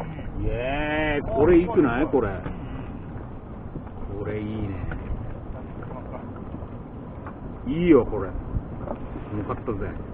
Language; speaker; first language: Japanese; native; Japanese